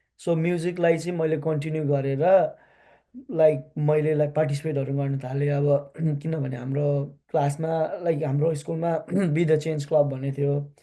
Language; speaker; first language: Nepali; early bilingual, heritage; Nepali